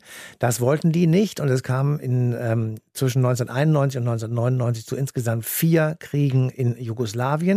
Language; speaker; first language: German; native; German